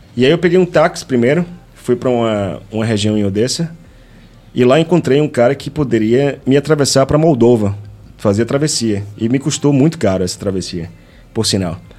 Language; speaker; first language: Portuguese; native; Portuguese